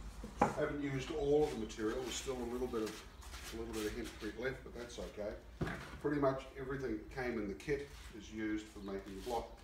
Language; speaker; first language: English; native; English